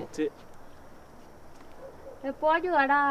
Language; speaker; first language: Spanish; native; Spanish